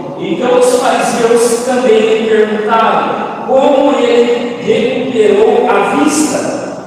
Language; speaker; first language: Portuguese; native; Portuguese